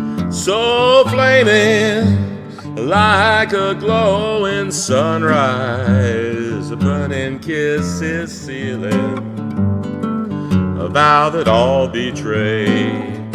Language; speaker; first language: English; native; English